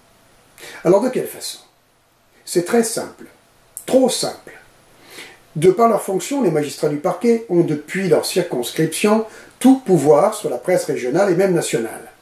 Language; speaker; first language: French; native; French